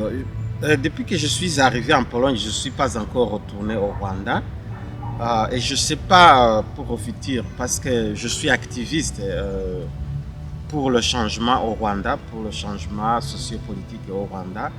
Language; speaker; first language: French; non-native, local second language; Kinyarwanda